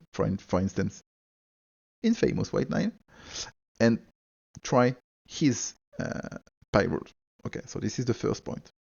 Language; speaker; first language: English; non-native, fluent; French